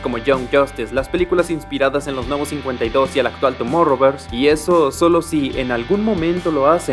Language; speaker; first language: Spanish; native; Spanish